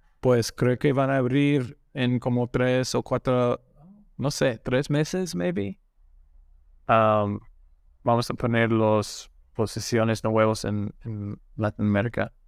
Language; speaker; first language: Spanish; non-native, learner; English